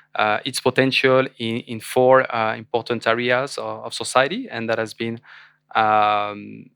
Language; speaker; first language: English; non-native, fluent; French